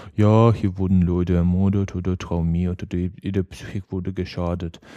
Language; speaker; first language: German; non-native, learner; Ukrainian